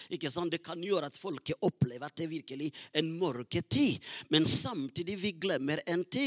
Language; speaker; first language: Norwegian; non-native, fluent; Rundi